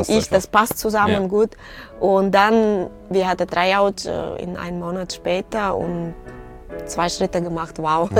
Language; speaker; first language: German; non-native, learner; Russian